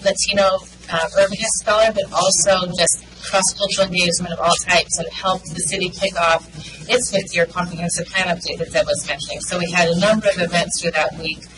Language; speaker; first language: English; native; English